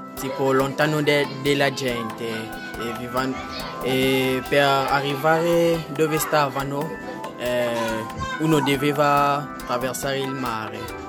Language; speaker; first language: Italian; non-native, learner; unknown